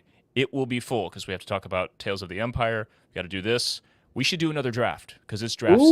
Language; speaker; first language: English; native; English